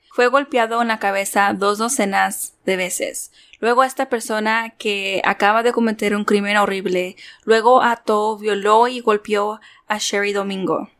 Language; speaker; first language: Spanish; early bilingual, heritage; Spanish